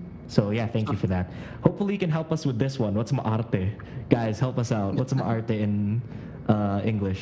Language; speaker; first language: English; non-native, local second language; Filipino